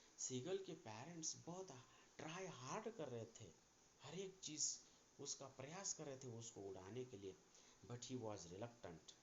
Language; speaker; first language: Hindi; non-native, local second language; Marathi